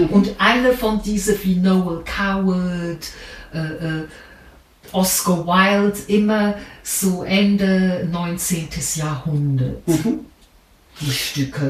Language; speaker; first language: German; non-native, fluent; English